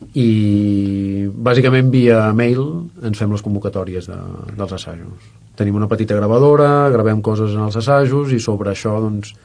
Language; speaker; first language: Catalan; native; Catalan